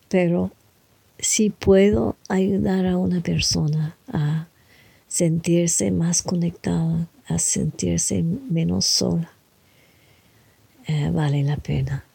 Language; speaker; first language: Spanish; non-native, learner; English